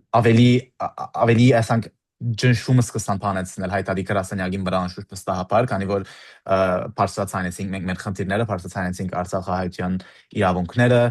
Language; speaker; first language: Armenian; early bilingual, heritage; Armenian